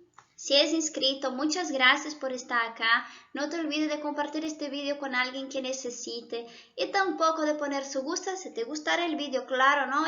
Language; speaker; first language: Spanish; non-native, fluent; Portuguese